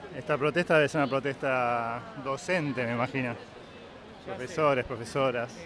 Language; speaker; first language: Spanish; native; Spanish